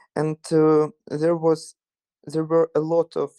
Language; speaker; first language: English; non-native, fluent; Ukrainian